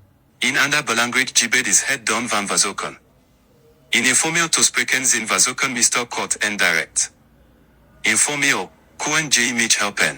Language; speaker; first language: Dutch; non-native, learner; English